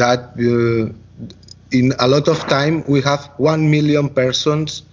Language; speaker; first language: English; non-native, learner; Catalan